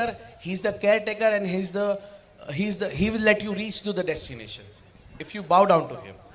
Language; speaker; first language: English; non-native, local second language; Gujarati